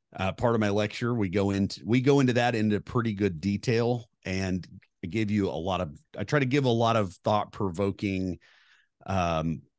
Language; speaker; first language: English; native; English